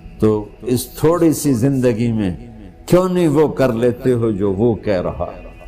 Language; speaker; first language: Urdu; non-native, local second language; Punjabi